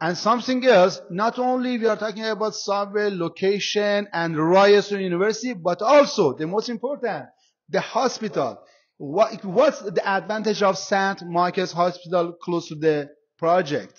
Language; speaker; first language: English; non-native, fluent; Persian